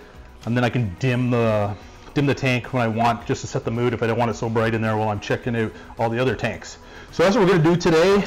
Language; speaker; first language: English; native; English